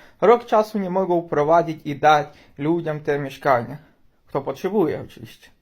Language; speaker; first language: Polish; non-native, learner; Ukrainian